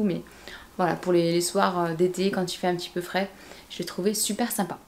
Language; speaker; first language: French; native; French